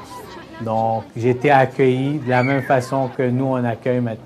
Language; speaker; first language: French; native; French